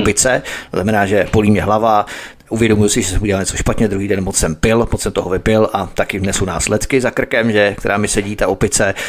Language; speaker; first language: Czech; native; Czech